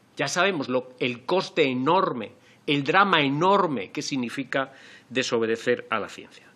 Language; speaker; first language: Spanish; native; Spanish